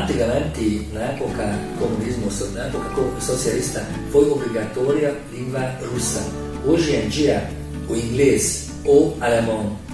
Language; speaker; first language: Portuguese; non-native, learner; Hungarian